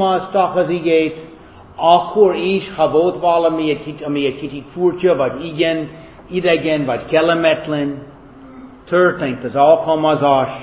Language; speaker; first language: Hungarian; non-native, fluent; German